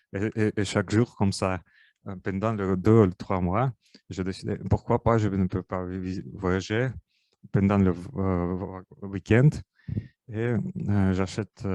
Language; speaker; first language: French; non-native, learner; Russian